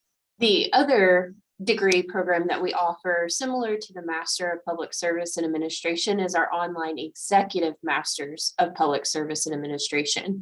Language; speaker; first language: English; native; English